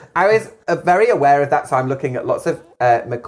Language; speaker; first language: English; native; English